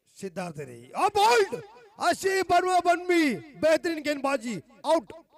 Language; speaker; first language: Hindi; non-native, local second language; Marathi